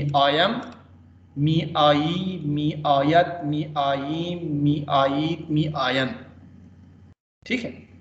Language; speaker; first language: Persian; non-native, fluent; Urdu